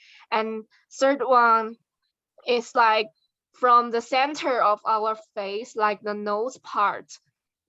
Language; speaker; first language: English; non-native, learner; Chinese